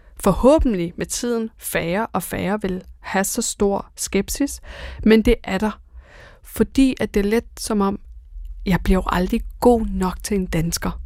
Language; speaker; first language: Danish; early bilingual, other home language; Persian